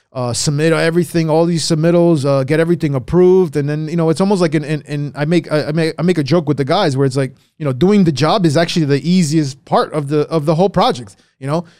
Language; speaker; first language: English; early bilingual, other home language; Spanish